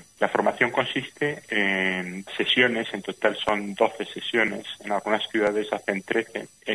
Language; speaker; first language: Spanish; native; Spanish